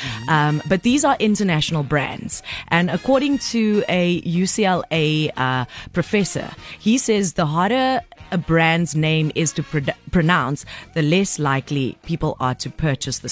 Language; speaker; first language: English; native; English